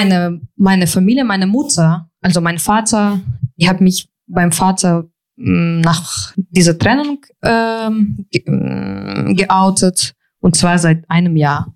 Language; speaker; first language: German; non-native, fluent; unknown